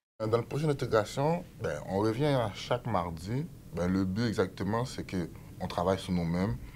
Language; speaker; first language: French; non-native, local second language; English